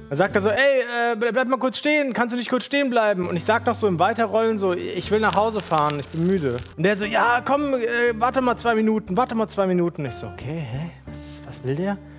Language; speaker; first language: German; early bilingual, other home language; Italian